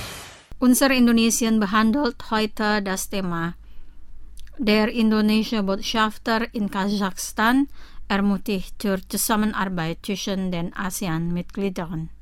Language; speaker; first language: German; non-native, fluent; Indonesian